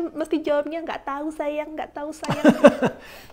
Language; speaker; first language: Indonesian; native; Indonesian